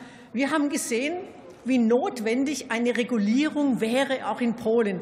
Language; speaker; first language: German; native; German